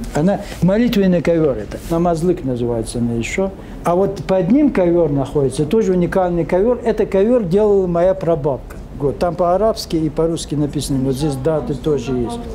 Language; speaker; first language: Russian; non-native, local second language; Lezghian